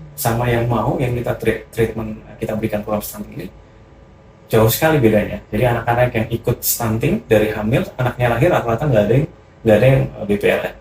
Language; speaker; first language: Indonesian; native; Indonesian